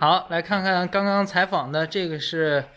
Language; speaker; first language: Chinese; native; Chinese